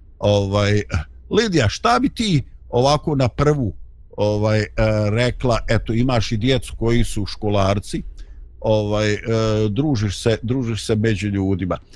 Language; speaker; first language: Bosnian; native; Bosnian